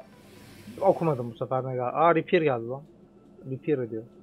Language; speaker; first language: Turkish; native; Turkish